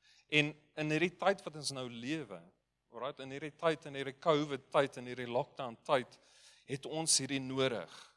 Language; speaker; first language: Afrikaans; non-native, fluent; Dutch